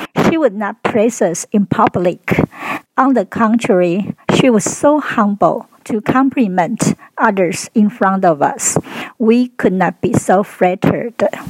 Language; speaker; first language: English; non-native, fluent; Chinese